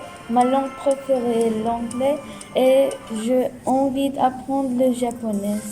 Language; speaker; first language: French; non-native, local second language; Turkish